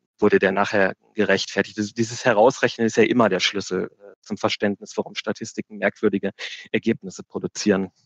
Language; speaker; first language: German; native; German